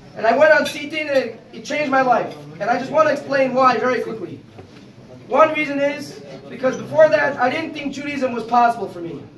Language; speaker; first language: English; native; English